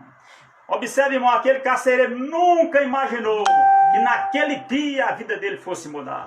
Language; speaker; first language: Portuguese; native; Portuguese